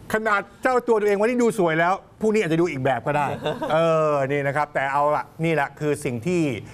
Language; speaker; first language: Thai; native; Thai